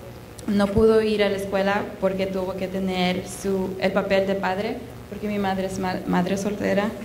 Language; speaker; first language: Spanish; early bilingual, heritage; Spanish